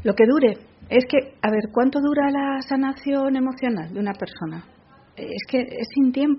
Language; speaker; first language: Spanish; native; Spanish